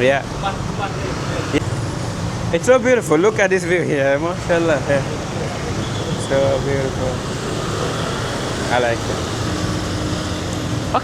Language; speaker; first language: English; non-native, fluent; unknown